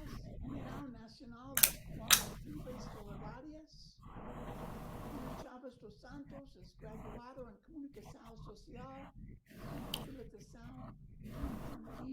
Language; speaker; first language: Portuguese; non-native, learner; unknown